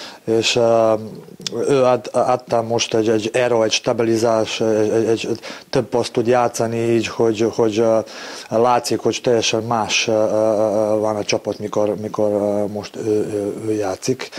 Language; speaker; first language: Hungarian; non-native, learner; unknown